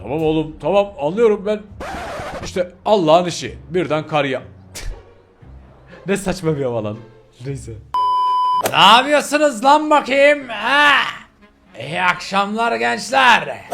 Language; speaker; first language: Turkish; native; Turkish